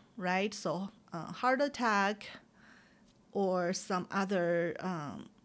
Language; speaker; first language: English; non-native, fluent; Chinese